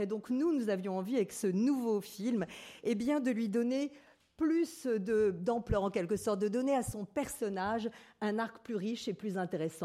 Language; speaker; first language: French; native; French